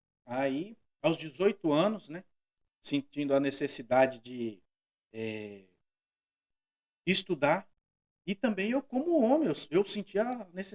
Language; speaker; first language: Portuguese; native; Portuguese